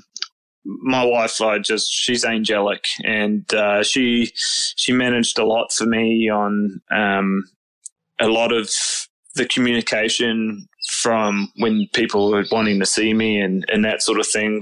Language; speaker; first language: English; native; English